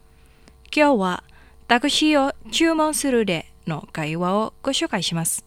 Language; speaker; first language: Japanese; non-native, fluent; Indonesian